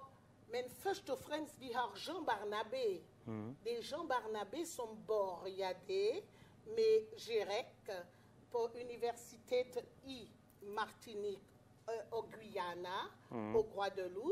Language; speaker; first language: Swedish; non-native, fluent; French